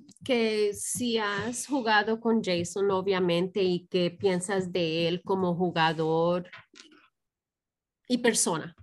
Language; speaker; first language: Spanish; early bilingual, heritage; Spanish